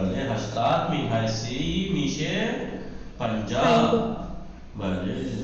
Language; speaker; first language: Persian; non-native, fluent; Urdu